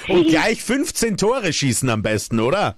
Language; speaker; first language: German; native; German